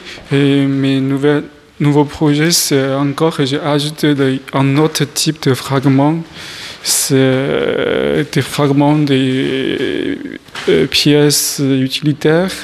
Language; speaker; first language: French; non-native, fluent; Chinese